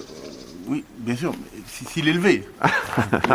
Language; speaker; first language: French; native; French